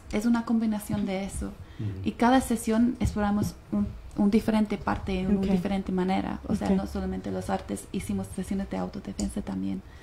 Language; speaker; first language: Spanish; non-native, fluent; English